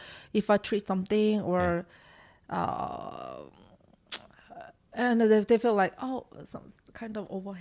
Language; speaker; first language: English; non-native, learner; Korean